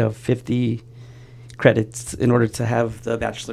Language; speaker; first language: English; native; English